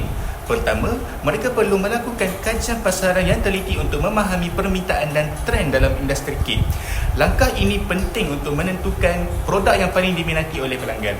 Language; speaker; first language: Malay; native; Malay